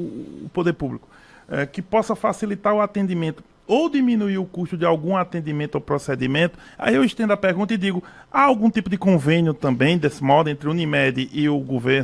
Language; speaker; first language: Portuguese; native; Portuguese